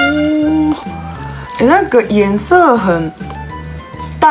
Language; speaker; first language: Chinese; non-native, learner; Japanese